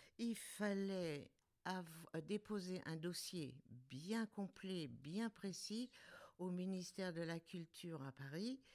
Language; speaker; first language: French; native; French